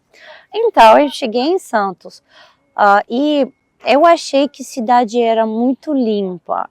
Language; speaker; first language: Portuguese; non-native, fluent; Russian